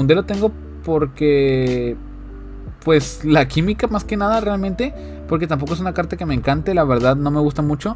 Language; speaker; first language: Spanish; native; Spanish